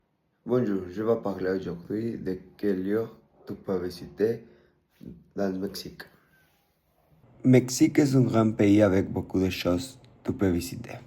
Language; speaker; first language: French; non-native, learner; Spanish